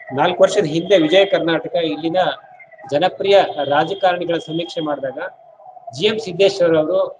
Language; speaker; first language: Kannada; native; Kannada